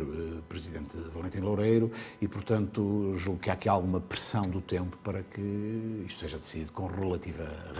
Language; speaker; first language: Portuguese; native; Portuguese